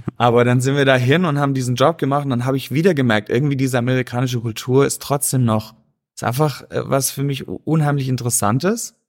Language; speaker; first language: German; native; German